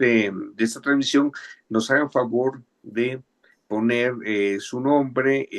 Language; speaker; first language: Spanish; native; Spanish